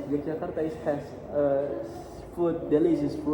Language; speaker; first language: English; non-native, learner; Indonesian